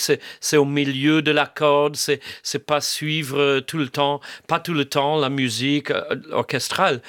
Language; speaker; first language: French; non-native, fluent; English